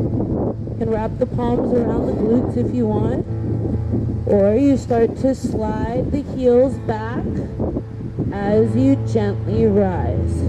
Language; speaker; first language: English; native; English